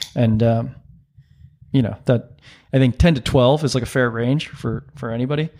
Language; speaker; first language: English; native; English